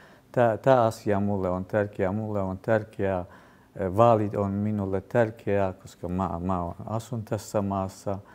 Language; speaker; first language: Finnish; non-native, fluent; Kurdish